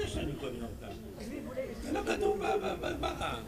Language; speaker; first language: Hebrew; non-native, fluent; French